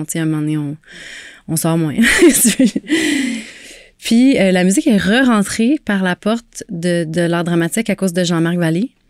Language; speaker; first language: French; native; French